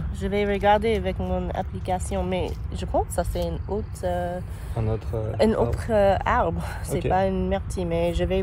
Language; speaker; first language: French; non-native, learner; English